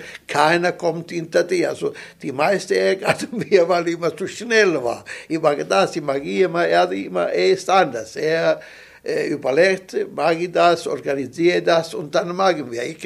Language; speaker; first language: German; non-native, local second language; Italian